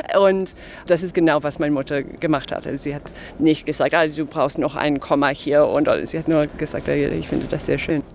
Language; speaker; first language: German; non-native, fluent; English